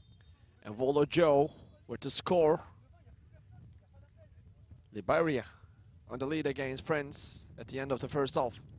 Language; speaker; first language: English; non-native, fluent; Turkish